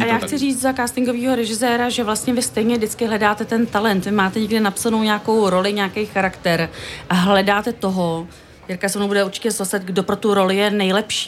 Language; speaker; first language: Czech; native; Czech